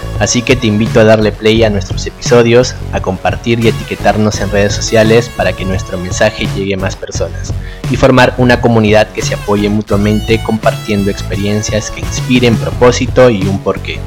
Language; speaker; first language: Spanish; native; Spanish